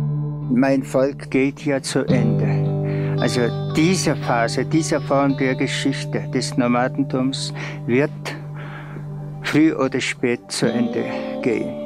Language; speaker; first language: German; non-native, fluent; Tuvinian